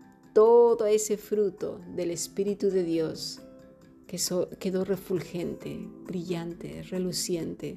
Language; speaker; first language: Spanish; native; Spanish